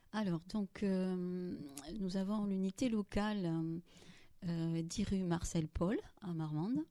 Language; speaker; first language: French; native; French